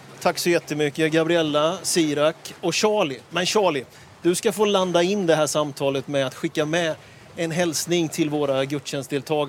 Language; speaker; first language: Swedish; native; Swedish